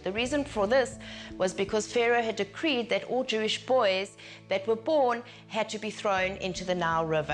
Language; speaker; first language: English; native; English